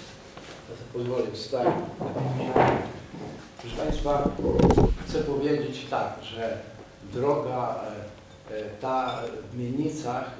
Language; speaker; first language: Polish; native; Polish